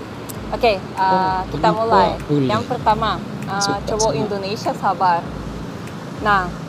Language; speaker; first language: Indonesian; non-native, fluent; Russian